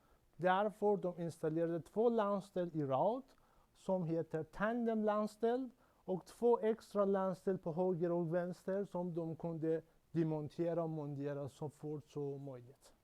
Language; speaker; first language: Swedish; non-native, learner; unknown